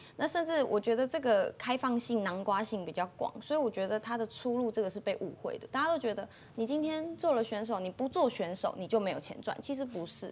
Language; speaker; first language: Chinese; native; Chinese